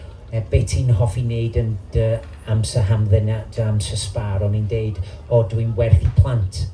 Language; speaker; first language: Welsh; non-native, local second language; English